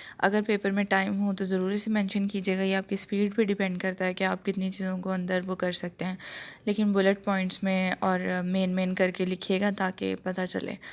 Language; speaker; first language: Urdu; non-native, local second language; Punjabi